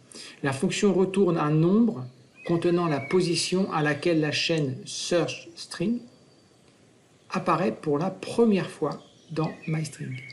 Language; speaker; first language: French; native; French